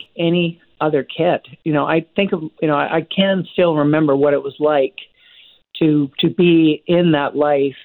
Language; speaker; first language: English; native; English